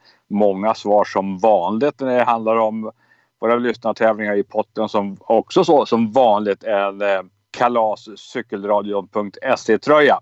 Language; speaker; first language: Swedish; native; Swedish